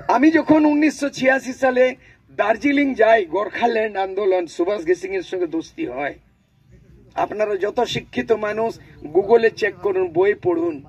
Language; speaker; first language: Bangla; non-native, local second language; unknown